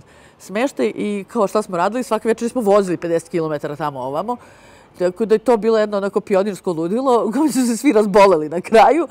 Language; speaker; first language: Serbian; native; Serbian